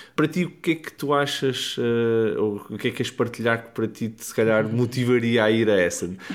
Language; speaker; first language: Portuguese; native; Portuguese